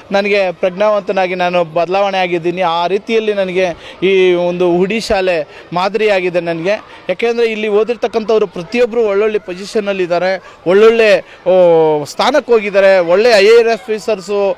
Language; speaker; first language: Kannada; native; Kannada